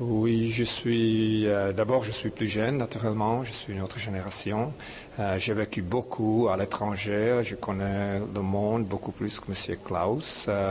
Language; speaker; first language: French; non-native, fluent; Czech